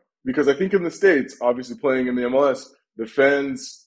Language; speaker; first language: English; native; English